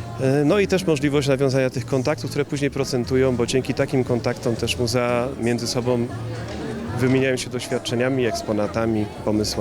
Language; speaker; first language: Polish; native; Polish